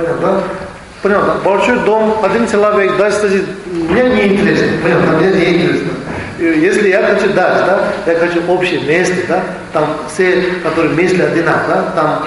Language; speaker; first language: Russian; non-native, learner; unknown